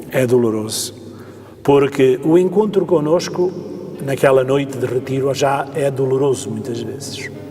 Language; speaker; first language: Portuguese; native; Portuguese